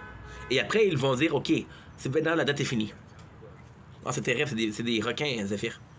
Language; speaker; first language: French; native; French